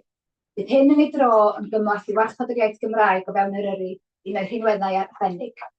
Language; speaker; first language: Welsh; native; Welsh